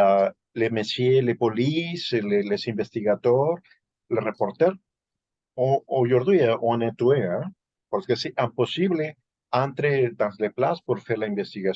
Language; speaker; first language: French; non-native, learner; Spanish